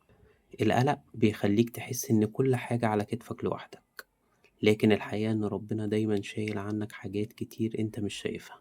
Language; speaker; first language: Arabic; native; Arabic